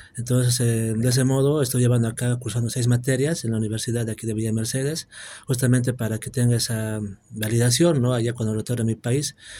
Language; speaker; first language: Spanish; native; Spanish